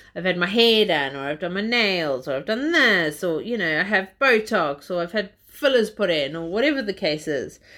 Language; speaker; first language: English; native; English